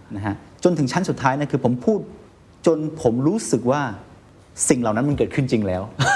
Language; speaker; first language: Thai; non-native, fluent; Chinese